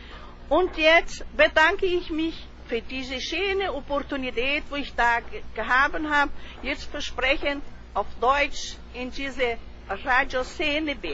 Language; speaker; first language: German; early bilingual, heritage; Portuguese